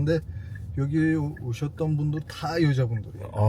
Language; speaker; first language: Korean; non-native, fluent; Turkish